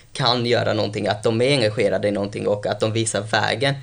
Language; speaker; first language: Swedish; early bilingual, other home language; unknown